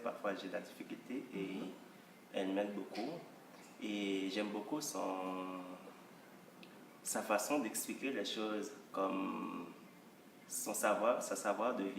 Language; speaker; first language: French; non-native, local second language; Haitian Creole